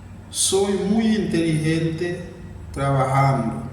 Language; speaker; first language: Spanish; non-native, fluent; Haitian Creole